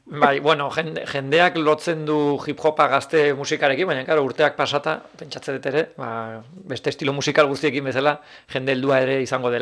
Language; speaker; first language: Basque; native; Basque